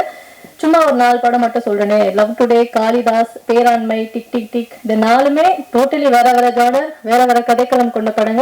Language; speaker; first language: Tamil; native; Tamil